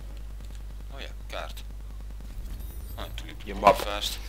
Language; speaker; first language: Dutch; native; Dutch